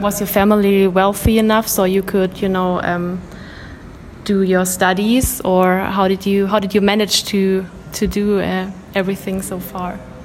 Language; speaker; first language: English; non-native, fluent; German